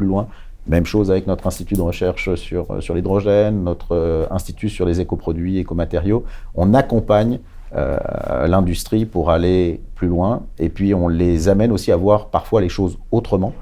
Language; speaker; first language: French; native; French